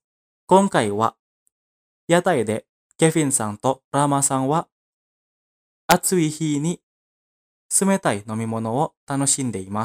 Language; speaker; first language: Japanese; non-native, fluent; Indonesian